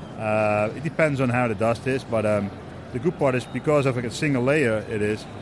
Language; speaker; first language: English; non-native, fluent; Dutch